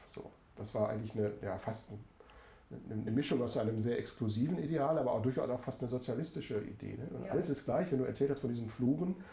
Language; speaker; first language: German; native; German